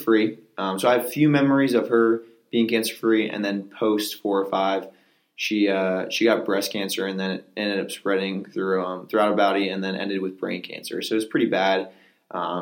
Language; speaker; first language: English; native; English